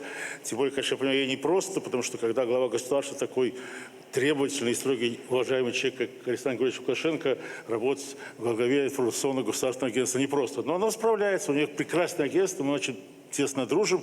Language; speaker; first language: Russian; native; Russian